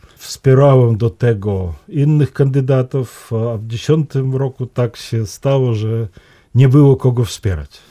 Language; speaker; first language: Polish; non-native, fluent; Russian